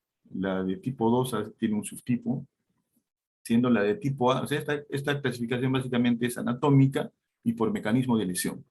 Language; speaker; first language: Spanish; native; Spanish